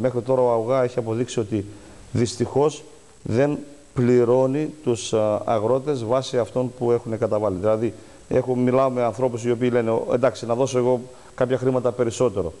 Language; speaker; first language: Greek; native; Greek